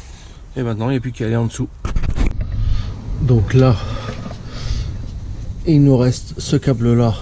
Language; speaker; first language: French; native; French